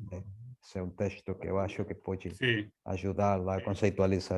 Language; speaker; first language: Portuguese; non-native, fluent; Spanish